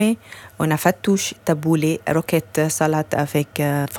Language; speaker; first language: French; non-native, learner; Arabic